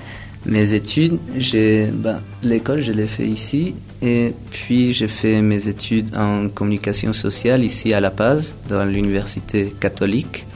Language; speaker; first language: French; non-native, fluent; Spanish